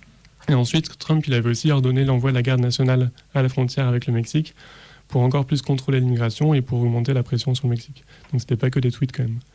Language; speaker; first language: French; native; French